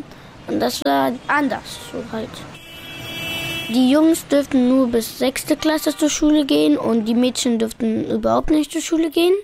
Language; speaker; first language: German; early bilingual, other home language; Pashto